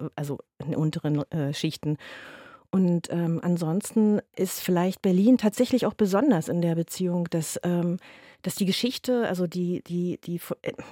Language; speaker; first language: German; native; German